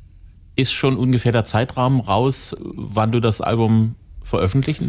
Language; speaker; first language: German; native; German